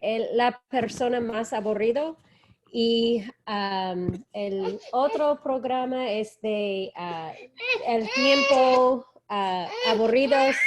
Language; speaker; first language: Spanish; non-native, learner; English